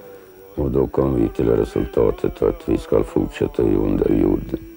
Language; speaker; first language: Swedish; non-native, fluent; Lithuanian